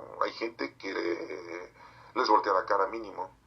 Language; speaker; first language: Spanish; native; Spanish